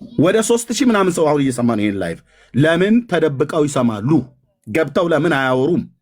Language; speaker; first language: Amharic; native; Amharic